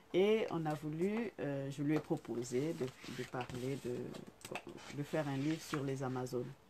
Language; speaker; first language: French; non-native, fluent; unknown